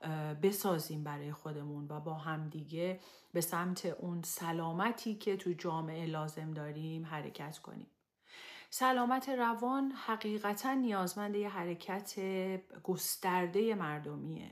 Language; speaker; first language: Persian; native; Persian